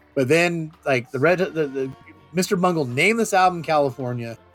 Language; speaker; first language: English; native; English